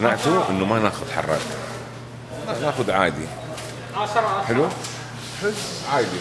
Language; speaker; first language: Arabic; native; Arabic